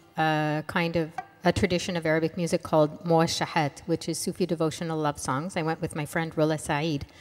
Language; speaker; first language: English; non-native, fluent; Arabic